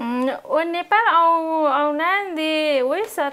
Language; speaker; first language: French; non-native, learner; Nepali